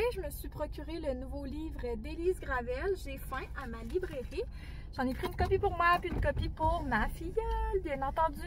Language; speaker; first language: French; native; French